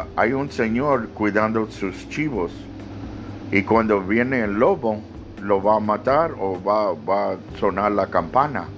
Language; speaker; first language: Spanish; early bilingual, other home language; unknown